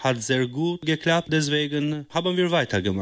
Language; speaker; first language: German; non-native, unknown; Albanian